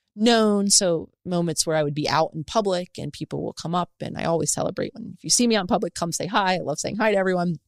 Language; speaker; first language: English; native; English